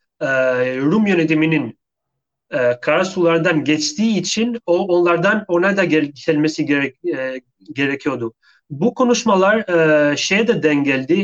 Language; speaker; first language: Turkish; non-native, fluent; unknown